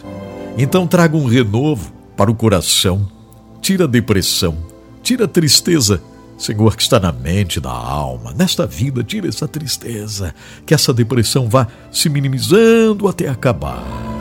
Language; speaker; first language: Portuguese; native; Portuguese